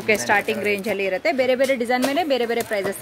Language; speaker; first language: Kannada; native; Kannada